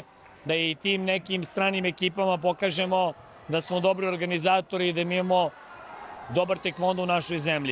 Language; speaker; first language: Serbian; native; Serbian